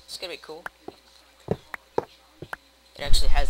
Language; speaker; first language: English; native; English